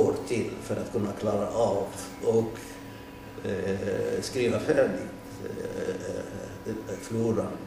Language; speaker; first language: Swedish; non-native, fluent; Arabic